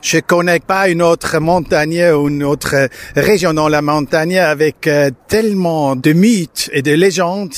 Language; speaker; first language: French; non-native, local second language; German